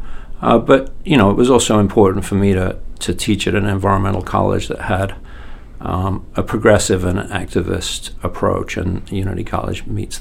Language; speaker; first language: English; native; English